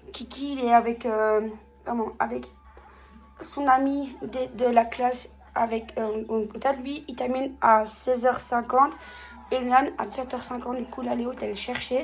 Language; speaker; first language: French; native; French